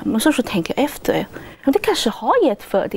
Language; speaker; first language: Swedish; non-native, fluent; Chinese